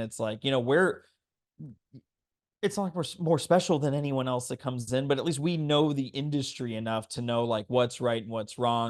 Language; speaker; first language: English; native; English